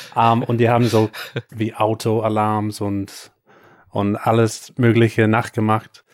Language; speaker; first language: German; non-native, fluent; English